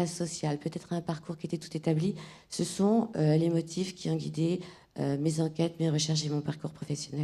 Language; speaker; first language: French; native; French